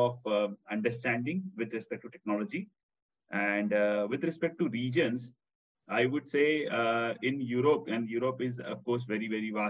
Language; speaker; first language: English; non-native, local second language; Hindi